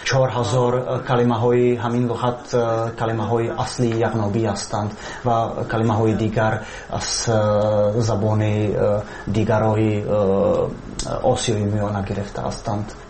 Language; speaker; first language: Persian; non-native, learner; Czech